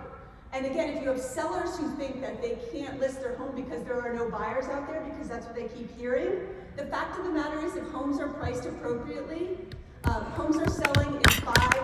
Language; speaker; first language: English; native; English